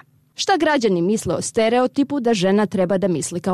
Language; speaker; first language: Croatian; native; Croatian